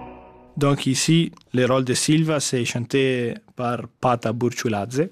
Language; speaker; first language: French; non-native, learner; Italian